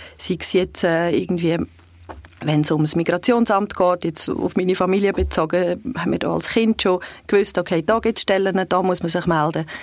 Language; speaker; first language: German; early bilingual, other home language; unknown